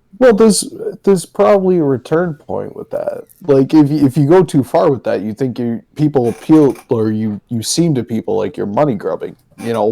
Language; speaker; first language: English; native; English